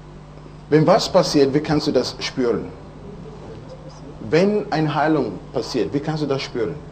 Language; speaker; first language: German; non-native, learner; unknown